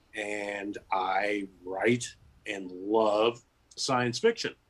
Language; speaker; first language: English; native; English